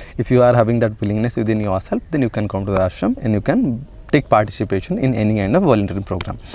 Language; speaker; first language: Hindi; non-native, local second language; Odia